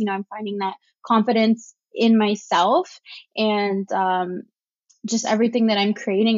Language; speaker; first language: English; native; English